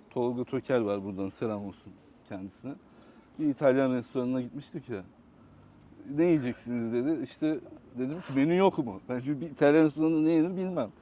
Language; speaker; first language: Turkish; native; Turkish